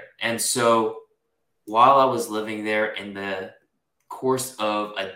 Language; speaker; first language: English; early bilingual, other home language; Japanese